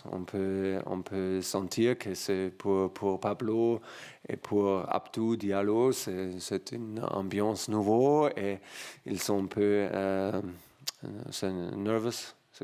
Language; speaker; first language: French; non-native, learner; German